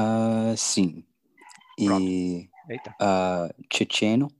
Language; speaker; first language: Portuguese; non-native, learner; English